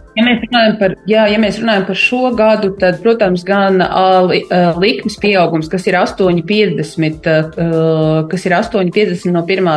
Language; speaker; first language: Latvian; native; Latvian